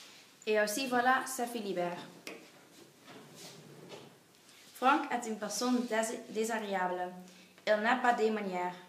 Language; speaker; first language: French; non-native, learner; Dutch